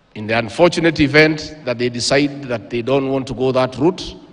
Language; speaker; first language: English; non-native, local second language; Kikuyu